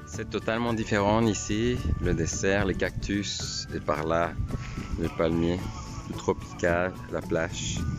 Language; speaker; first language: French; non-native, fluent; Spanish